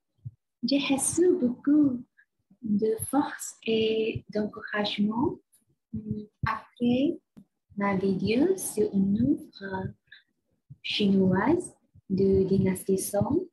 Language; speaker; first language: French; non-native, learner; Chinese